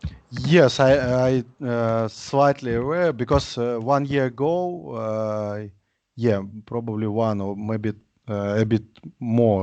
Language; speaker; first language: English; non-native, learner; Russian